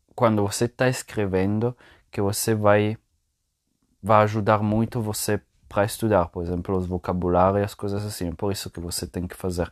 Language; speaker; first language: Portuguese; non-native, fluent; Italian